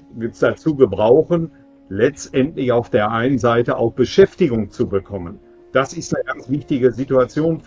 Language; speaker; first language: German; native; German